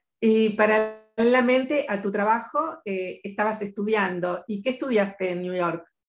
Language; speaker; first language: Spanish; native; Spanish